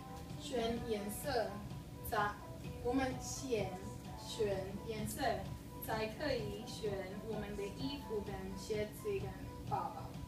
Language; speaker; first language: Chinese; non-native, learner; Spanish